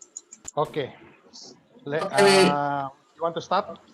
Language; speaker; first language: English; non-native, fluent; Indonesian